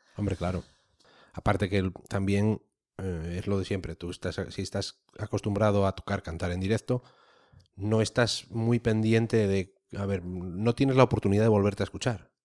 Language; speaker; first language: Spanish; native; Spanish